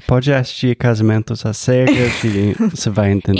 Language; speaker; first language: Portuguese; non-native, fluent; English